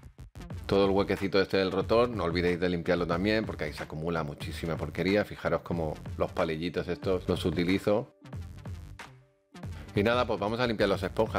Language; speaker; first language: Spanish; native; Spanish